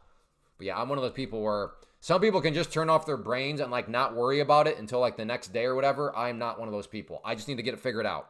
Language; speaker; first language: English; native; English